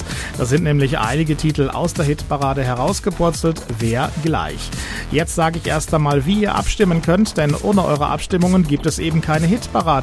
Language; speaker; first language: German; native; German